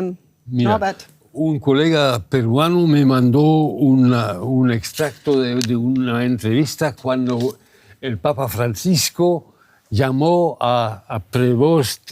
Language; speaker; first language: Spanish; non-native, fluent; German